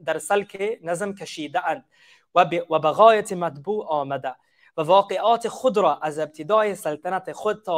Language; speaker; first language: Persian; non-native, fluent; English